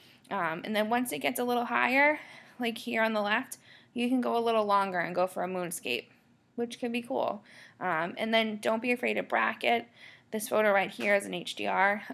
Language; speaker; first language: English; native; English